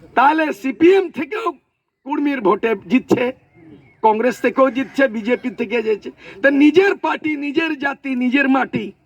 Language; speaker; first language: Bangla; non-native, local second language; Santali